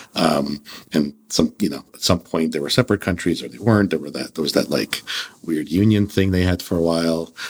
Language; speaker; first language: English; early bilingual, other home language; Russian